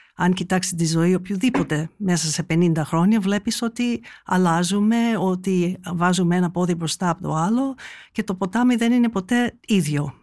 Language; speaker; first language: Greek; early bilingual, heritage; Greek